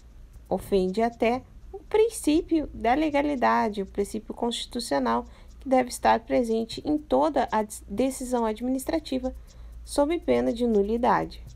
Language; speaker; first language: Portuguese; native; Portuguese